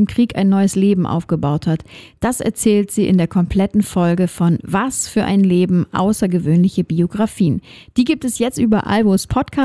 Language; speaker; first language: German; native; German